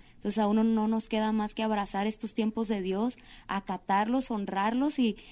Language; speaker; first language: Spanish; native; Spanish